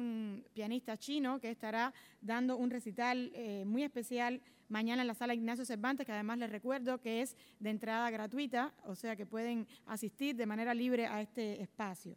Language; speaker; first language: Spanish; native; Spanish